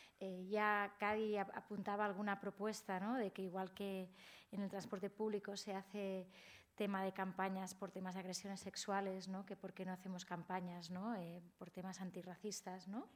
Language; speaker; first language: Spanish; native; Spanish